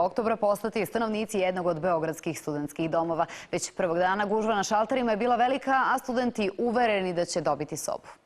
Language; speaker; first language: Serbian; native; Serbian